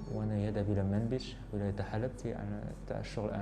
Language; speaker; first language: Arabic; non-native, learner; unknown